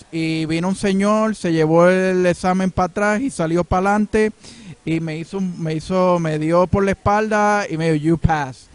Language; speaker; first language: Spanish; native; Spanish